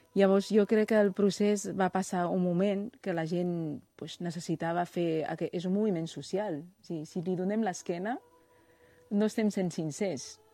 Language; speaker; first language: Catalan; non-native, fluent; Chinese